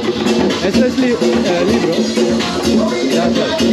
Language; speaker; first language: Spanish; non-native, learner; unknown